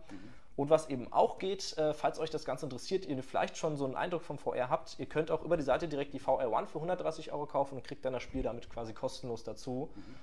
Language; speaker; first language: German; native; German